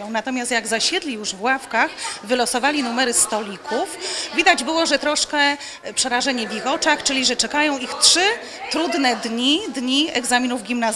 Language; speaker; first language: Polish; native; Polish